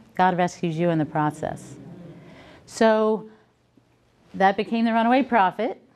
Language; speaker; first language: English; native; English